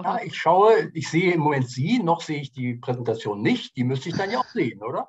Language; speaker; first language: German; native; German